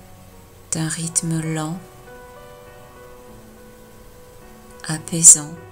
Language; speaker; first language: French; native; French